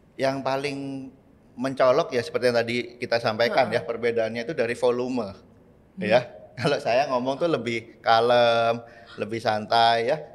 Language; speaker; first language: Indonesian; native; Indonesian